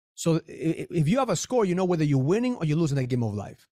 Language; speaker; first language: English; early bilingual, other home language; Spanish